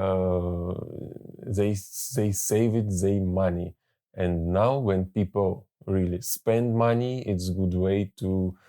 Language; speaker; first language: English; non-native, learner; Russian